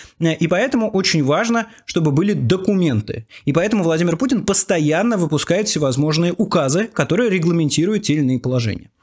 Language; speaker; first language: Russian; native; Russian